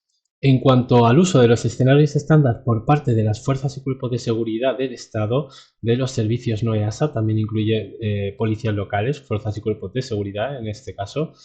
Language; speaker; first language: Spanish; native; Spanish